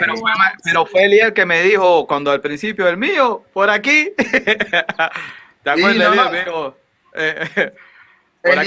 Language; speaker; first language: Spanish; native; Spanish